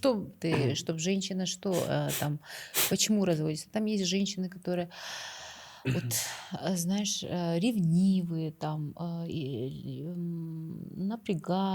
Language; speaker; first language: Russian; non-native, local second language; Kazakh